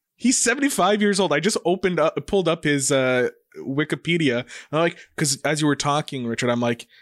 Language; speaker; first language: English; native; English